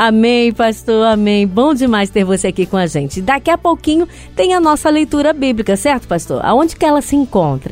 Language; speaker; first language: Portuguese; native; Portuguese